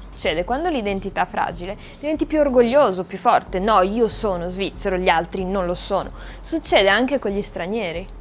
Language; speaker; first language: Italian; early bilingual, other home language; Russian